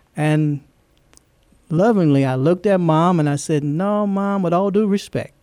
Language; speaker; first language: English; native; English